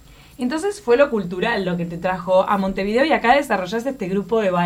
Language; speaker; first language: Spanish; native; Spanish